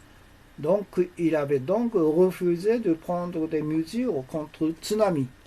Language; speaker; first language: French; non-native, learner; Japanese